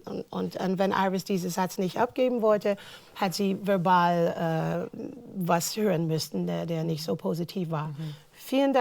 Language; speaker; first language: German; non-native, fluent; English